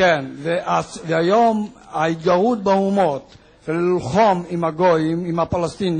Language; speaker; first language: Hebrew; non-native, fluent; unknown